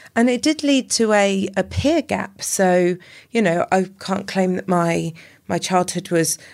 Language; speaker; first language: English; native; English